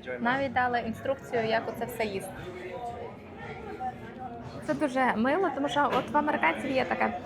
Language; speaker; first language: Ukrainian; native; Ukrainian